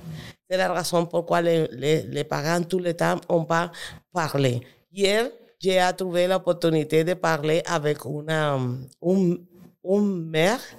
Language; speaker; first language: French; non-native, learner; Spanish